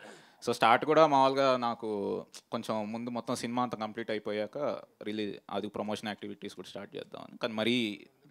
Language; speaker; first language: Telugu; native; Telugu